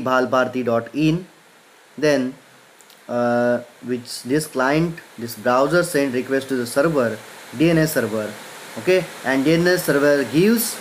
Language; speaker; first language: English; non-native, local second language; Marathi